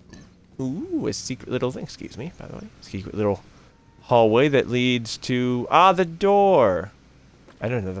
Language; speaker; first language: English; native; English